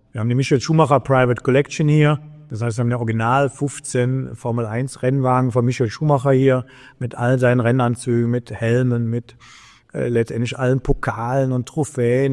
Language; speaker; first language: German; native; German